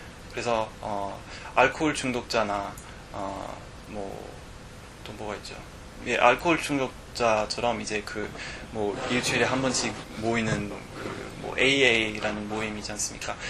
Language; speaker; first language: Korean; non-native, fluent; English